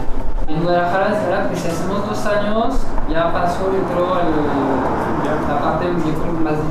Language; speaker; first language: Spanish; non-native, fluent; French